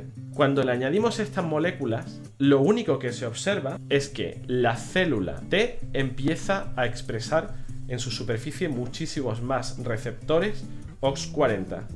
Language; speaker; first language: Spanish; native; Spanish